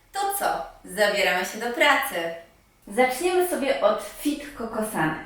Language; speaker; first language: Polish; native; Polish